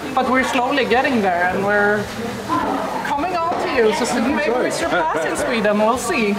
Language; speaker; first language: English; non-native, fluent; Swedish